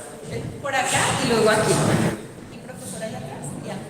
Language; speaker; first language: Spanish; native; Spanish